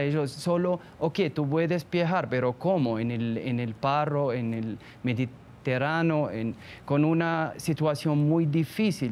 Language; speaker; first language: Spanish; non-native, learner; Arabic